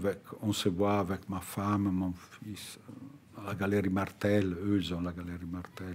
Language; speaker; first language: French; non-native, fluent; Italian